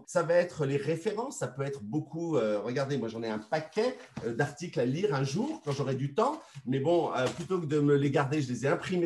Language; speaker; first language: French; native; French